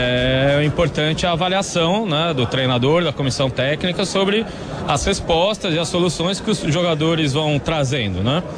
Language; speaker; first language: Portuguese; native; Portuguese